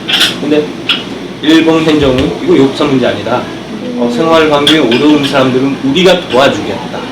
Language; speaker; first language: Korean; early bilingual, heritage; Korean